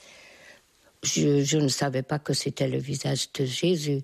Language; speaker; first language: French; non-native, fluent; Hungarian